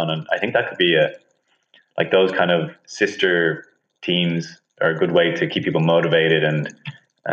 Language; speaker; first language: English; native; English